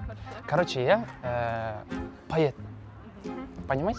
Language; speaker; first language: Russian; non-native, local second language; Kazakh